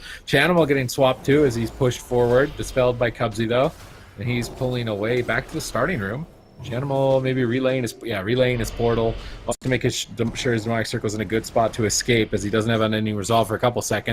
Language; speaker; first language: English; native; English